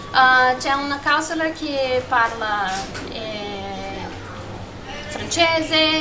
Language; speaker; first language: Italian; non-native, learner; Spanish